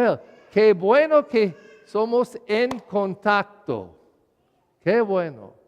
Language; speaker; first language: Spanish; non-native, learner; English